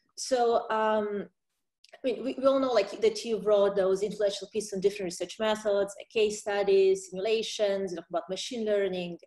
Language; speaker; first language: English; non-native, fluent; Portuguese